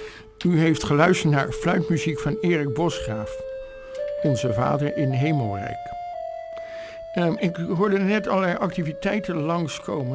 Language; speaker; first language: Dutch; native; Dutch